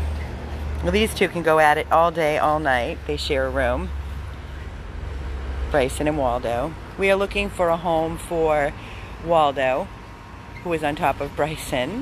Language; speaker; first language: English; native; English